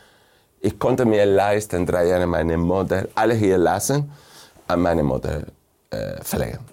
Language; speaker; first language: German; non-native, fluent; Spanish